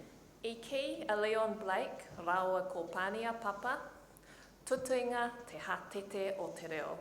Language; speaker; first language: Māori; non-native, local second language; English